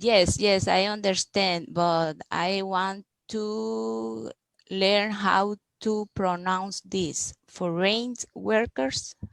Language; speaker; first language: English; non-native, learner; Spanish